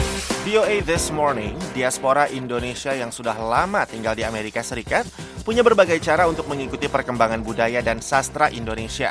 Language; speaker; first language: Indonesian; native; Indonesian